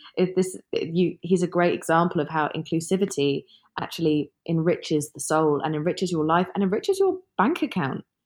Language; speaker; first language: English; native; English